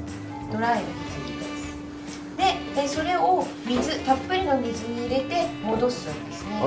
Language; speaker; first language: Japanese; native; Japanese